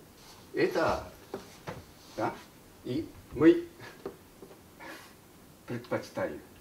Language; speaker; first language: Russian; non-native, learner; Japanese